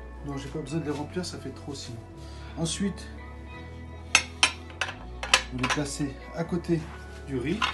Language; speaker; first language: French; native; French